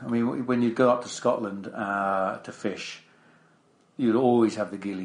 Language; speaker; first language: English; native; English